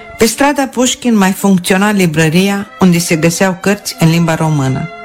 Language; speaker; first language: Romanian; non-native, local second language; Russian